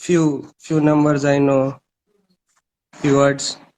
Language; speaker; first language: English; non-native, learner; Indonesian